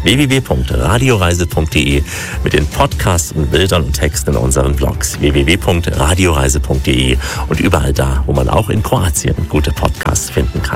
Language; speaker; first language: German; native; German